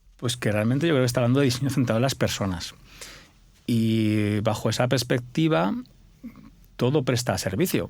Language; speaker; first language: Spanish; native; Spanish